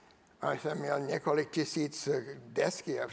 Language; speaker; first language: Czech; non-native, learner; English